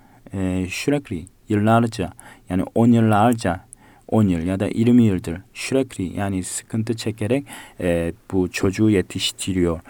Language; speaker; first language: Turkish; non-native, fluent; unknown